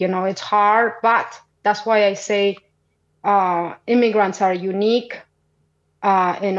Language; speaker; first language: English; non-native, fluent; Quechua